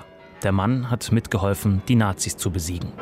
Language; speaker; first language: German; native; German